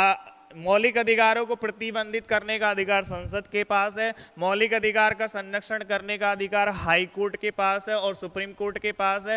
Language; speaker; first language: Hindi; native; Hindi